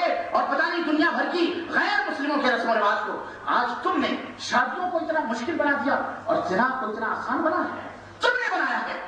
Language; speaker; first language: Urdu; native; Urdu